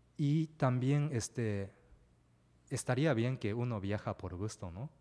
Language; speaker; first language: Spanish; non-native, fluent; Japanese